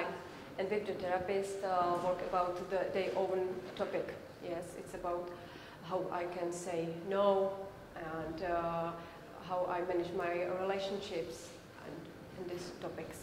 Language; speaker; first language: English; non-native, learner; Czech